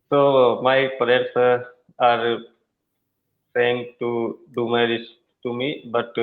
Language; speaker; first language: English; non-native, learner; Hindi